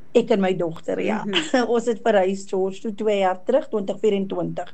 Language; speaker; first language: Afrikaans; native; Afrikaans